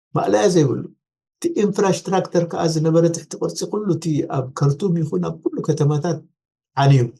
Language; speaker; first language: Tigrinya; non-native, local second language; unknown